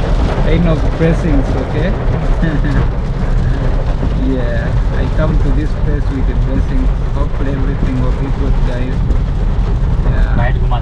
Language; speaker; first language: English; non-native, fluent; Rundi